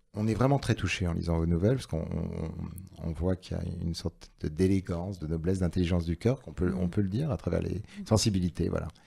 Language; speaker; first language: French; native; French